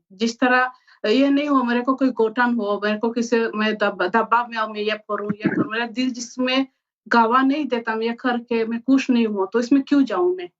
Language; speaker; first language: Urdu; non-native, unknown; Bangla